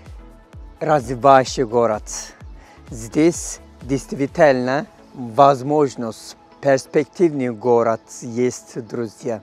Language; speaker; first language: Russian; non-native, fluent; Turkish